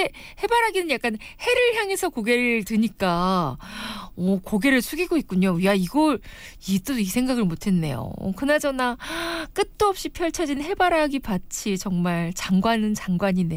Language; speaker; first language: Korean; native; Korean